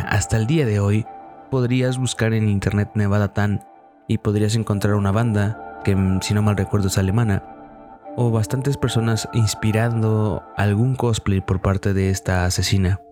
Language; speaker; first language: Spanish; native; Spanish